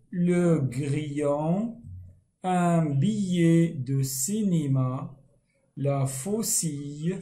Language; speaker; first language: French; non-native, fluent; Arabic